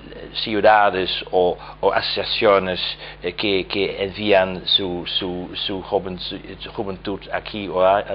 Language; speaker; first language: Spanish; non-native, fluent; Dutch